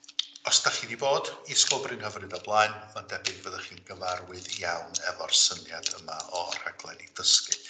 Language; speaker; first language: Welsh; native; Welsh